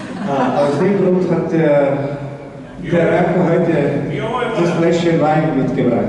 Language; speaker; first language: German; non-native, fluent; Slovenian